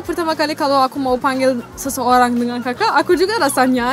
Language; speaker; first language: Indonesian; non-native, fluent; Turkish